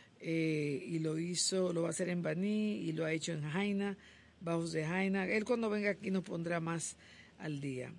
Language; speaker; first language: Spanish; native; Spanish